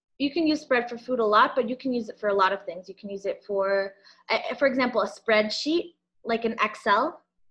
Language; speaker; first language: English; native; English